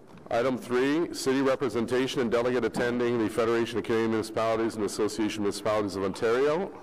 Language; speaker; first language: English; native; English